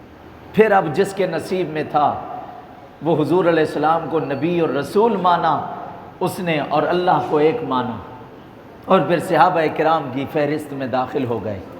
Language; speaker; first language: Urdu; native; Urdu